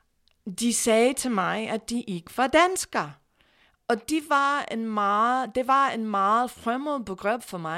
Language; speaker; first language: Danish; non-native, fluent; English